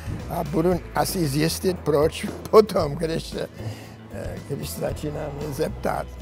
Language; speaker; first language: Czech; non-native, learner; English